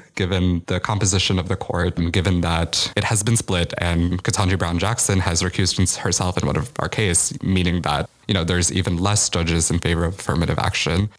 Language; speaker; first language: English; native; English